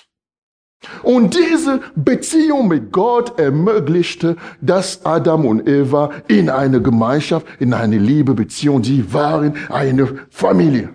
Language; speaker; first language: German; non-native, fluent; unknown